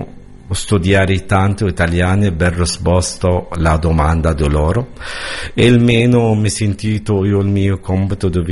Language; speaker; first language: Italian; non-native, learner; Arabic